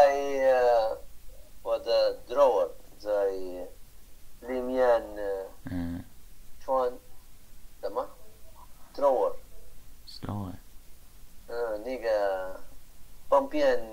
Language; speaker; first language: Chinese; non-native, learner; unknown